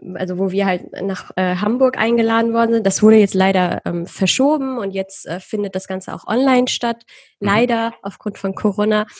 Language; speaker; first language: German; early bilingual, other home language; Persian